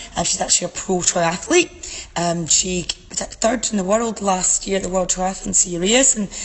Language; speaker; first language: English; native; English